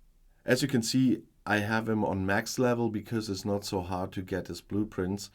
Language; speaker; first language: English; non-native, fluent; German